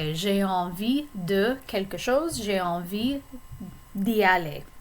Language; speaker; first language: French; non-native, fluent; English